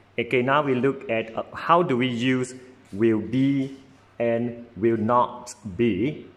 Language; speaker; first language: English; non-native, local second language; Chinese